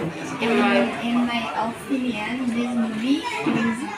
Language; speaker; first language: English; non-native, learner; Indonesian